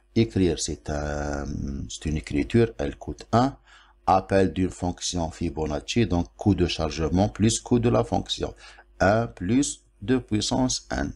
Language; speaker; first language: French; non-native, local second language; Arabic